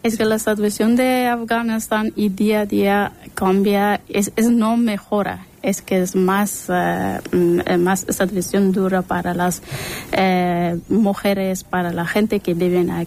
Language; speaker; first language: Spanish; non-native, learner; Persian